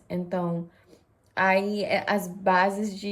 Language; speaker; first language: Portuguese; non-native, fluent; Japanese